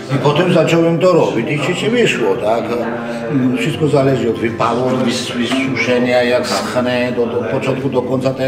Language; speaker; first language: Polish; non-native, fluent; Georgian